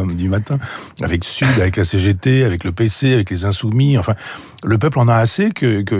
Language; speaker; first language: French; native; French